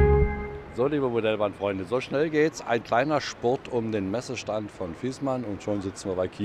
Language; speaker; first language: German; native; German